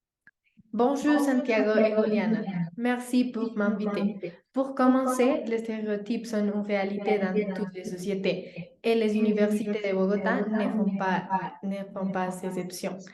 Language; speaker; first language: French; non-native, learner; Spanish